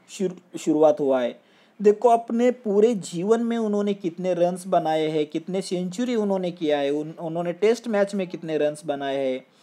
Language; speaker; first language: Hindi; non-native, local second language; Marathi